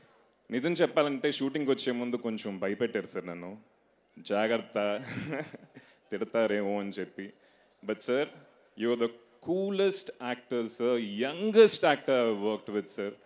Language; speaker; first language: Telugu; native; Telugu